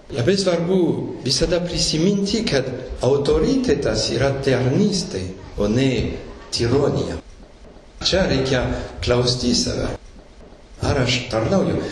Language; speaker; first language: Lithuanian; non-native, fluent; French